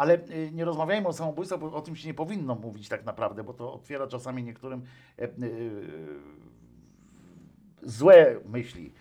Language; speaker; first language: Polish; native; Polish